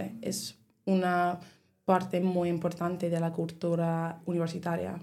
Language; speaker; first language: Spanish; non-native, learner; English